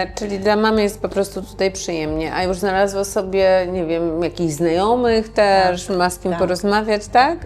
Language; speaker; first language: Polish; native; Polish